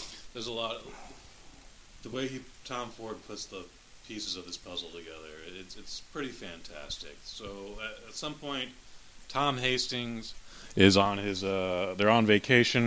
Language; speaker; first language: English; native; English